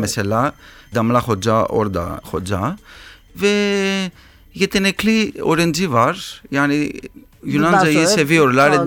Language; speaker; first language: Turkish; non-native, learner; Greek